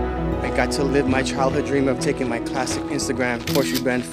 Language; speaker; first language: English; native; English